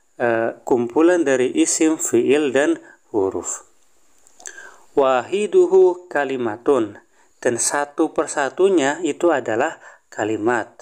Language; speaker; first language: Indonesian; native; Indonesian